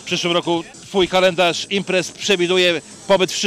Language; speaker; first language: Polish; native; Polish